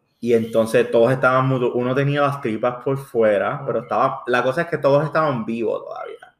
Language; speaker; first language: Spanish; early bilingual, heritage; Spanish